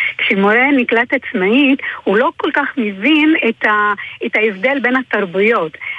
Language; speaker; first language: Hebrew; non-native, local second language; Arabic